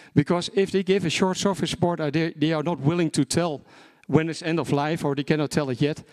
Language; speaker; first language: English; non-native, fluent; Dutch